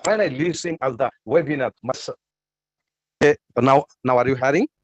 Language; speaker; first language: English; non-native, learner; Bangla